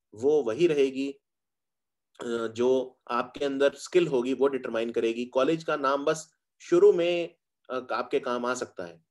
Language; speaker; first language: Hindi; native; Hindi